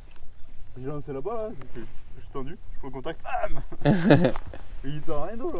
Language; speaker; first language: French; native; French